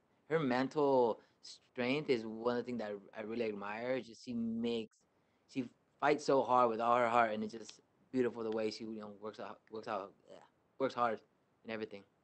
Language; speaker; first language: English; early bilingual, other home language; Spanish